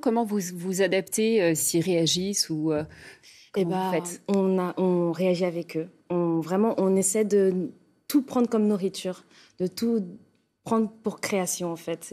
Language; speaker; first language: French; native; French